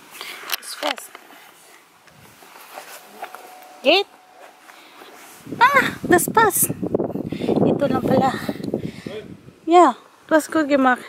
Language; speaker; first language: German; non-native, learner; Filipino